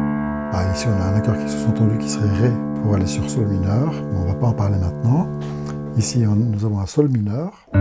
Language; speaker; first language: French; native; French